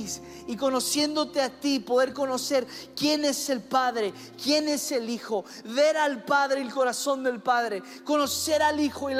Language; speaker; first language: Spanish; early bilingual, other home language; English